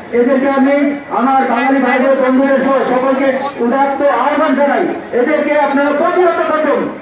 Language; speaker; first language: Bangla; non-native, local second language; Santali